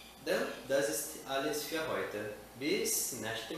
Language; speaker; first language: German; non-native, fluent; Portuguese